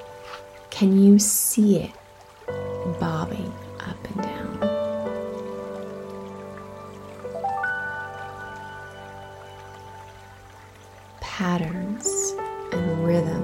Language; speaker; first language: English; native; English